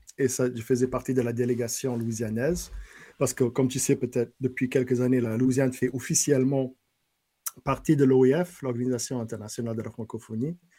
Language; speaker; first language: French; non-native, local second language; English